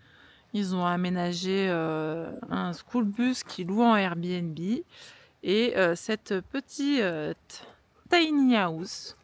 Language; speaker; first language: French; native; French